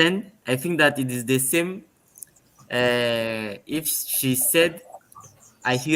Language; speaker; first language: English; non-native, learner; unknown